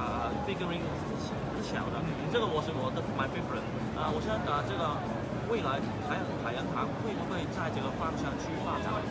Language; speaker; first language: Chinese; non-native, fluent; Cantonese